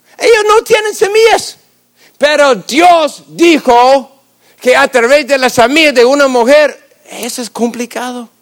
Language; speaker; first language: Spanish; non-native, fluent; English